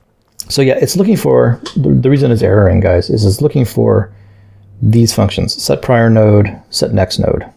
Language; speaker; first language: English; native; English